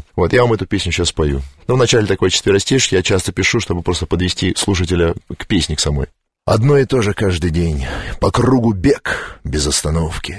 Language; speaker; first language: Russian; native; Russian